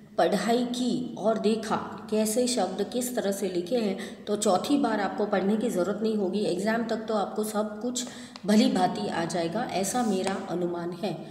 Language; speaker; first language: Hindi; non-native, local second language; Gujarati